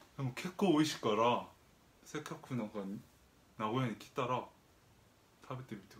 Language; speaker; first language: Japanese; non-native, fluent; Korean